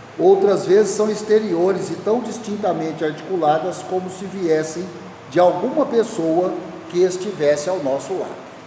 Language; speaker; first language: Portuguese; native; Portuguese